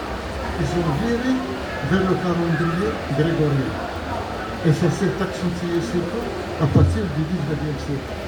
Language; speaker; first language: French; non-native, local second language; Arabic